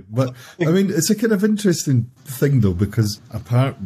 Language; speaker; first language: English; native; English